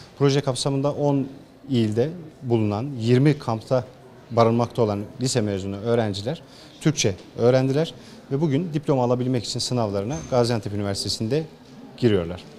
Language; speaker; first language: Turkish; native; Turkish